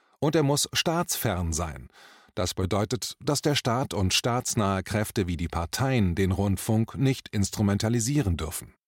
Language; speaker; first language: German; native; German